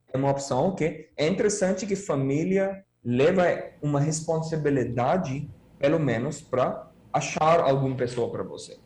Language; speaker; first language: Portuguese; non-native, fluent; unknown